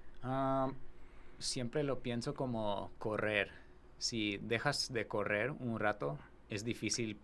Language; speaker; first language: Spanish; non-native, fluent; English